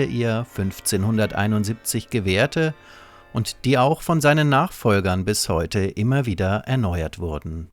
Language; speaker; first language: German; native; German